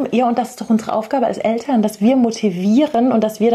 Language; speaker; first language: German; native; German